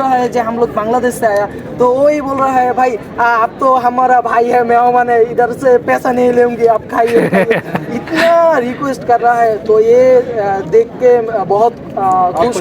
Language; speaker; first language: Hindi; non-native, learner; Bangla